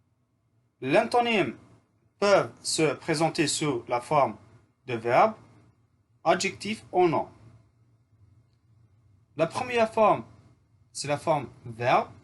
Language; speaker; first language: French; non-native, fluent; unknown